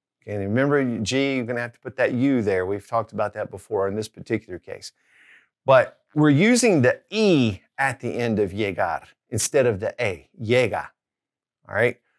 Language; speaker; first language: English; native; English